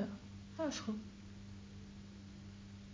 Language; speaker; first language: Dutch; native; Dutch